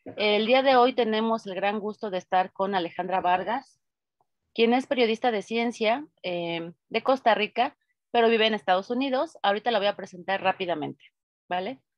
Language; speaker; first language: Spanish; native; Spanish